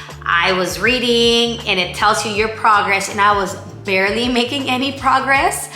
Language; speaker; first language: English; non-native, local second language; Filipino